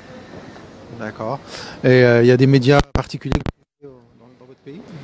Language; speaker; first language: French; native; French